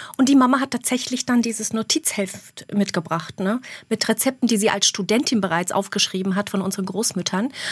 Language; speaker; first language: German; early bilingual, other home language; Albanian